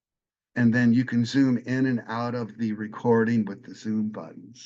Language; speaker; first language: English; native; English